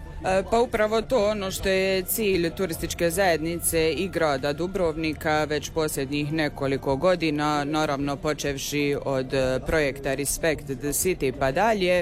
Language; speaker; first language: Serbian; native; Serbian